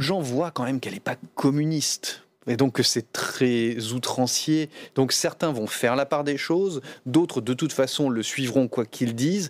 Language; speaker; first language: French; native; French